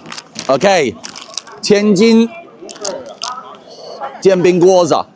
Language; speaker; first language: Chinese; non-native, fluent; English